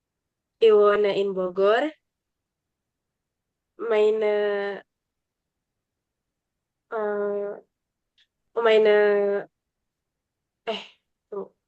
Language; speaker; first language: German; non-native, learner; Indonesian